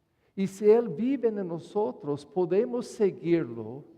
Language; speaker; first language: Spanish; non-native, fluent; English